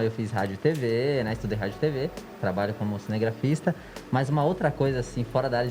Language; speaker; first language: Portuguese; native; Portuguese